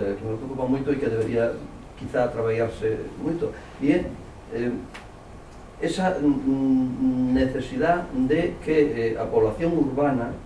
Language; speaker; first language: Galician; non-native, local second language; Spanish